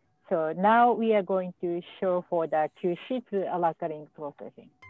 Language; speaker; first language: English; non-native, fluent; Japanese